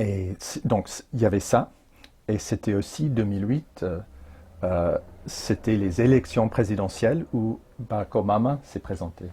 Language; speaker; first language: French; non-native, fluent; English